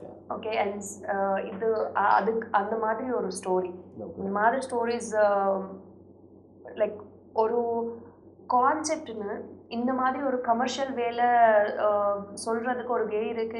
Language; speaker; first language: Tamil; non-native, learner; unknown